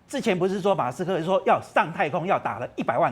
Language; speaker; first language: Chinese; native; Chinese